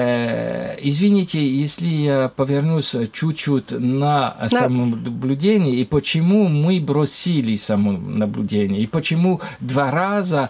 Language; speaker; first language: Russian; non-native, learner; French